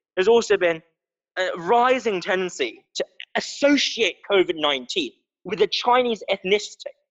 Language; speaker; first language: English; non-native, local second language; Cantonese